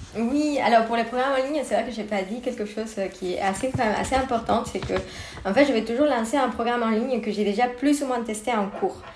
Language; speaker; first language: French; non-native, fluent; Spanish